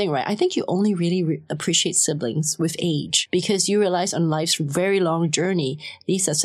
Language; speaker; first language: English; non-native, local second language; Cantonese